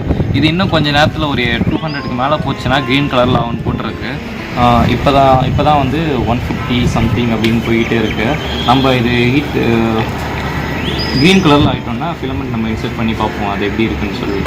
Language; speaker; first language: Tamil; native; Tamil